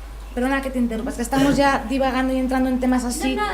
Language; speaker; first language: Spanish; native; Spanish